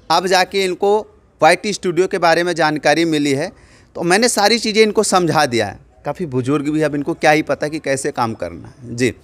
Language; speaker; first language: Hindi; native; Hindi